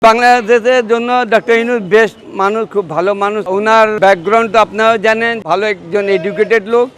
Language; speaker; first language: Bangla; non-native, local second language; Urdu